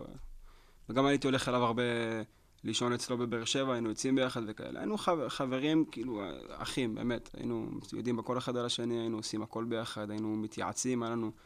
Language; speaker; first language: Hebrew; native; Hebrew